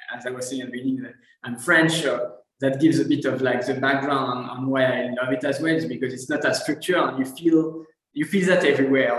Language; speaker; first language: English; non-native, fluent; French